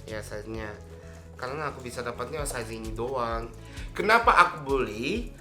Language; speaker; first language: Indonesian; non-native, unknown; Japanese